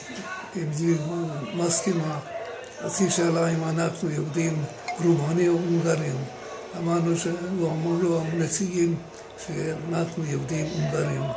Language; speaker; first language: Hebrew; non-native, fluent; Romanian